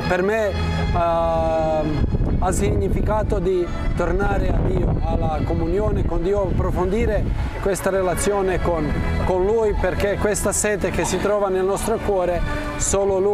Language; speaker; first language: Italian; non-native, fluent; Croatian